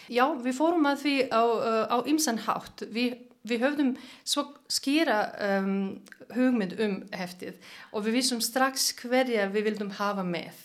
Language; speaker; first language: Icelandic; non-native, fluent; Serbian